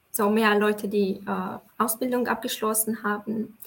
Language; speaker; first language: German; non-native, fluent; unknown